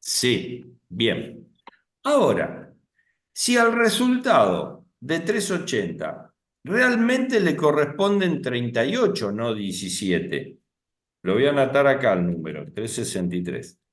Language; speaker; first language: Spanish; native; Spanish